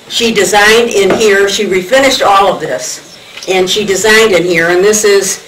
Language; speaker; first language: English; native; English